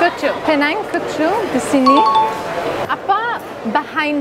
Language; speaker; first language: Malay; non-native, learner; English